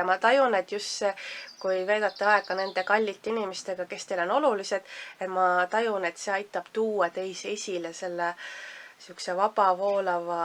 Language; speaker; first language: Estonian; native; Estonian